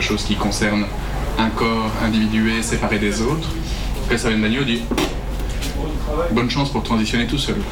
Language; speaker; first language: French; native; French